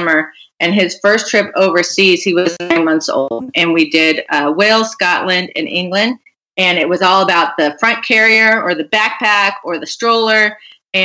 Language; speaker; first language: English; native; English